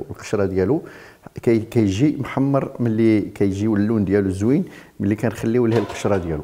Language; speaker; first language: Arabic; native; Arabic